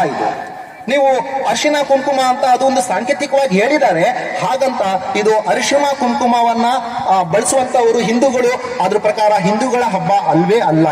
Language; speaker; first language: Kannada; non-native, local second language; Urdu